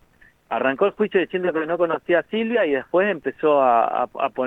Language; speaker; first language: Spanish; native; Spanish